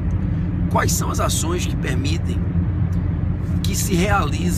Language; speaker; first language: Portuguese; native; Portuguese